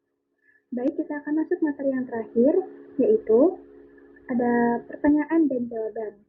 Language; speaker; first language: Indonesian; native; Indonesian